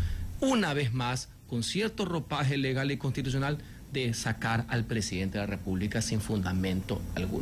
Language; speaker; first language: Spanish; native; Spanish